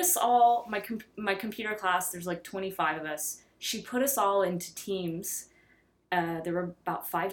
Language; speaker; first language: English; native; English